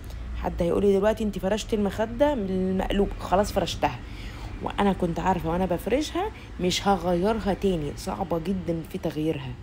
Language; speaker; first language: Arabic; native; Arabic